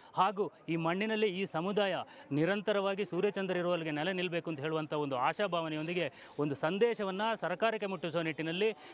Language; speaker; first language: Kannada; non-native, local second language; Kodava